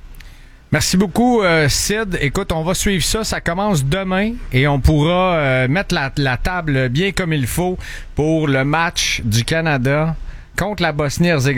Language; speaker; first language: French; native; French